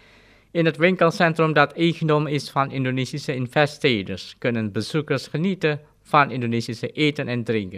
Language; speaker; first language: Dutch; non-native, fluent; Indonesian